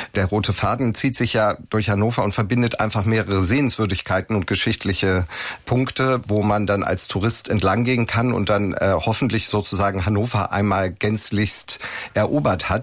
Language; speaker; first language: German; native; German